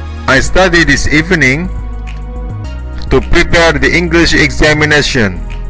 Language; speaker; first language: English; non-native, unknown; Indonesian